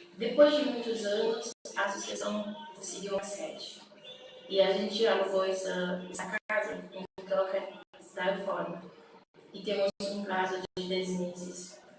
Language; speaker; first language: Portuguese; non-native, fluent; Haitian Creole